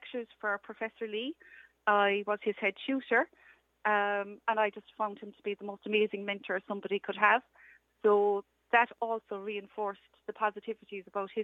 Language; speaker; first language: English; native; English